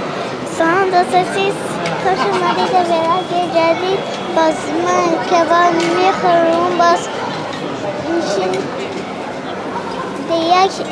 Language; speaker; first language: Persian; early bilingual, heritage; Persian